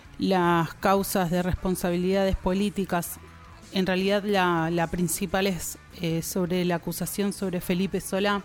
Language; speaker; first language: Spanish; native; Spanish